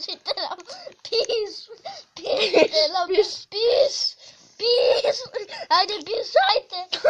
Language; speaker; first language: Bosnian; early bilingual, heritage; Bosnian